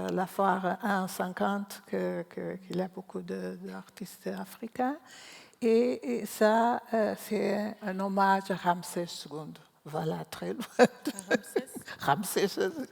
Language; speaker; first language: French; non-native, learner; Portuguese